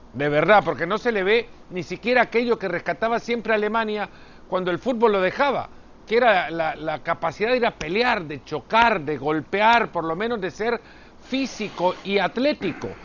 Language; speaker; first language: Spanish; native; Spanish